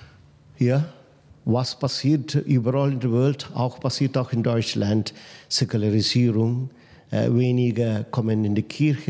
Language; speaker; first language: German; non-native, fluent; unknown